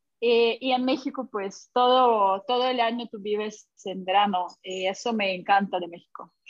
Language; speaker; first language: Spanish; non-native, fluent; Russian